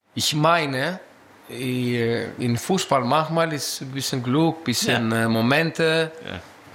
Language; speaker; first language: German; non-native, learner; Greek